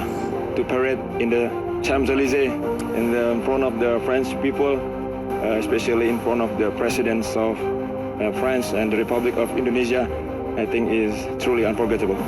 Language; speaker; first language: English; non-native, fluent; Indonesian